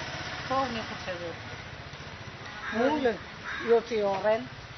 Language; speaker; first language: Hebrew; non-native, fluent; Malayalam